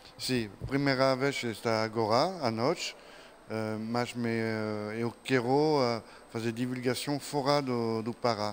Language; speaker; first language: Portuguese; non-native, learner; French